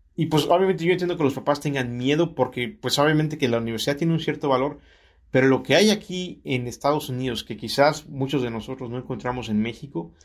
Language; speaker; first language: Spanish; native; Spanish